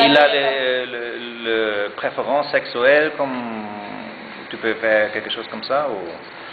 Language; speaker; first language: French; non-native, learner; German